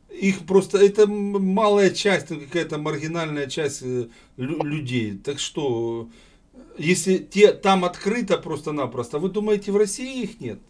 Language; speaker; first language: Russian; native; Russian